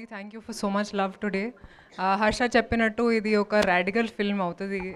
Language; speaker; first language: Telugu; non-native, local second language; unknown